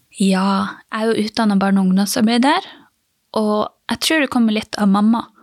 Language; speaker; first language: Norwegian; native; Norwegian